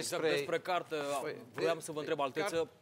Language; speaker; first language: Romanian; native; Romanian